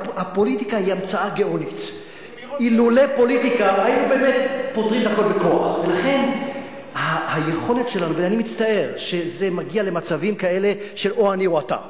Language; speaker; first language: Hebrew; non-native, fluent; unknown